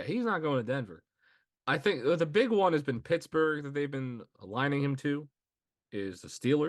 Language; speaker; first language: English; native; English